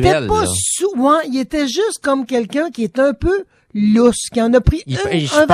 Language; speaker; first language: French; native; French